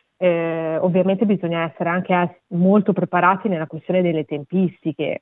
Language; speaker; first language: Italian; native; Italian